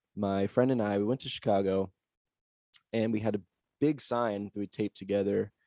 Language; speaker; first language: English; native; English